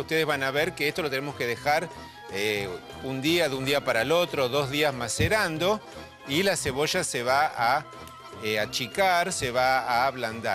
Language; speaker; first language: Spanish; native; Spanish